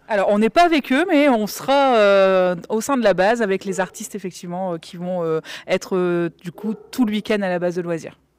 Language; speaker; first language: French; native; French